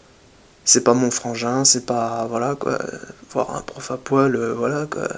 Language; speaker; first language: French; native; French